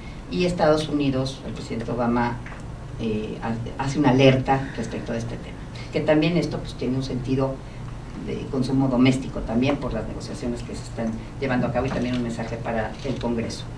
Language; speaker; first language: Spanish; native; Spanish